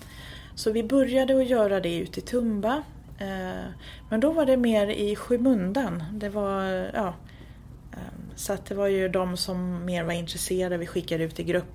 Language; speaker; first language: Swedish; native; Swedish